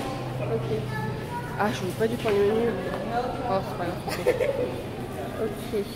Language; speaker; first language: French; native; French